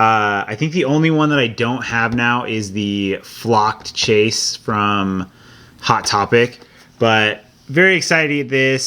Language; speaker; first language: English; native; English